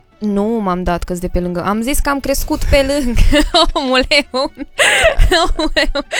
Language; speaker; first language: Romanian; early bilingual, heritage; Romanian